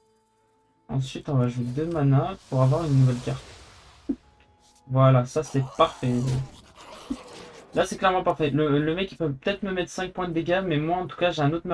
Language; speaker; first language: French; native; French